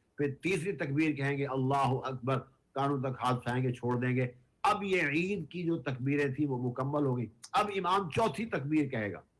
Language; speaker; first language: Urdu; native; Urdu